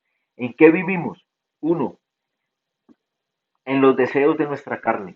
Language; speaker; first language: Spanish; native; Spanish